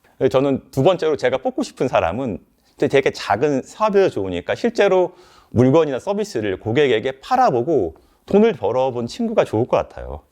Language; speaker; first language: Korean; native; Korean